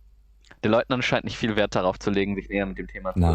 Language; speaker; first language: German; native; German